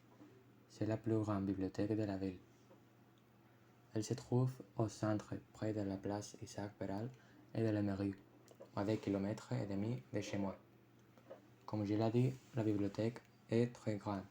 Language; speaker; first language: French; non-native, fluent; Spanish